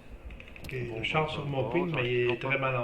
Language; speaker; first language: French; native; French